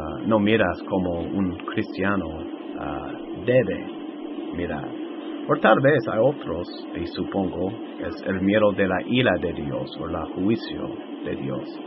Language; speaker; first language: Spanish; non-native, fluent; English